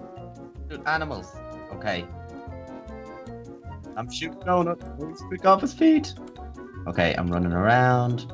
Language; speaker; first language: English; native; English